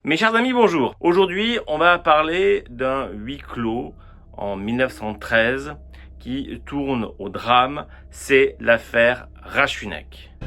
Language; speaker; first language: French; native; French